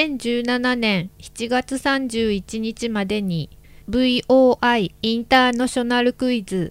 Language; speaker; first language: Japanese; non-native, learner; Indonesian